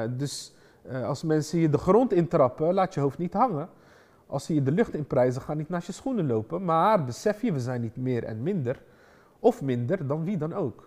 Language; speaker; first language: Dutch; early bilingual, other home language; Arabic